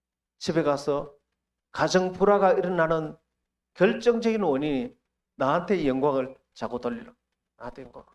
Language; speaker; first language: Korean; native; Korean